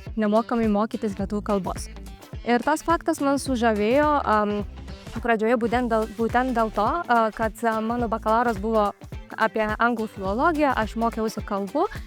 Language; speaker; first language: Lithuanian; non-native, fluent; Georgian